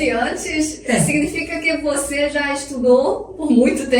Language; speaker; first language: Portuguese; non-native, fluent; Chinese